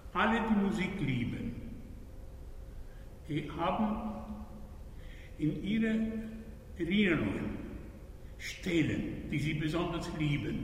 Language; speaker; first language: German; non-native, fluent; Italian